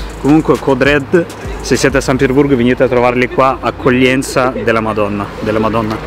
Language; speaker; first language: Italian; early bilingual, other home language; Russian